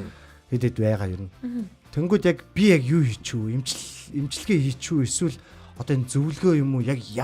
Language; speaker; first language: Mongolian; native; Mongolian